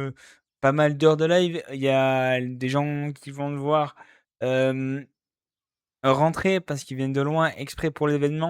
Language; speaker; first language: French; native; French